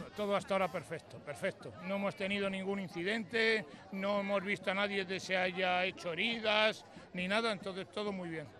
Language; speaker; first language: Spanish; native; Spanish